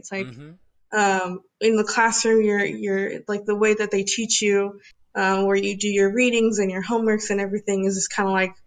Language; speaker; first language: English; early bilingual, other home language; Spanish